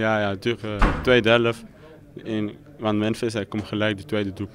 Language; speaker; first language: Dutch; non-native, learner; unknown